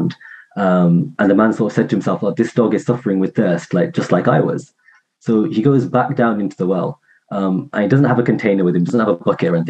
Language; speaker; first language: English; native; English